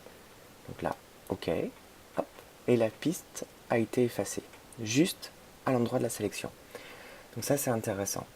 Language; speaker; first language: French; native; French